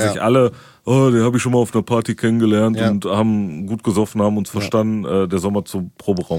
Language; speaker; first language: German; native; German